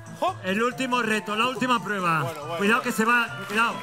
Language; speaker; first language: Spanish; native; Spanish